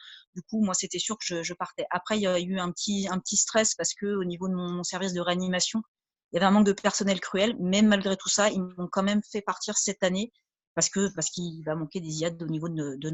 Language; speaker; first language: French; native; French